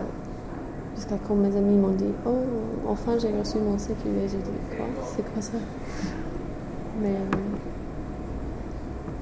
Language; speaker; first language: French; non-native, fluent; English